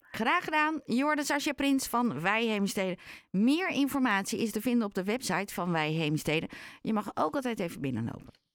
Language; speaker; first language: Dutch; native; Dutch